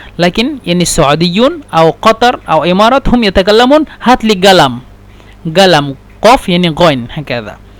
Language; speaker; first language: Egyptian Arabic; non-native, learner; Bangla